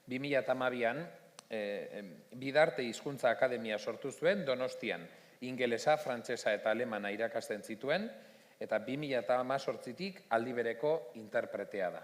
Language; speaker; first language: Basque; native; Basque